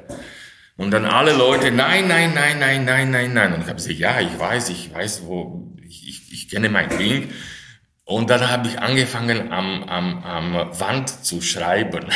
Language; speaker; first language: German; non-native, fluent; Slovak